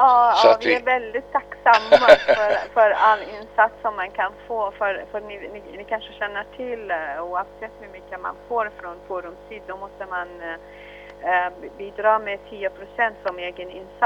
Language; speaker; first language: Swedish; early bilingual, other home language; Arabic